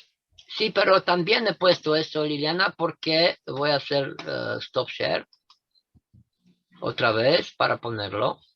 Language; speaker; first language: Spanish; non-native, fluent; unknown